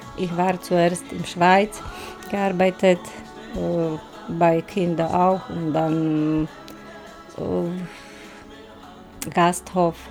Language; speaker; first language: German; non-native, fluent; Slovak